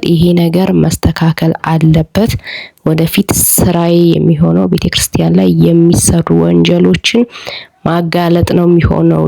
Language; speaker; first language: Amharic; native; Amharic